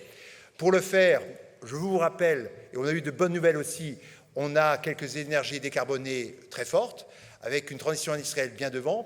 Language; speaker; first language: French; native; French